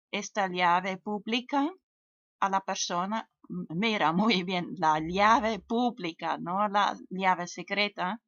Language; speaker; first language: Spanish; non-native, fluent; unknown